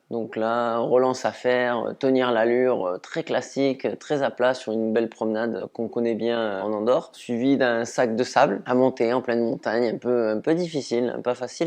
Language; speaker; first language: French; native; French